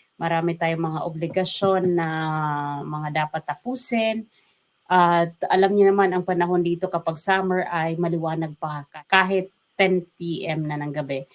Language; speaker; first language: Filipino; non-native, local second language; Waray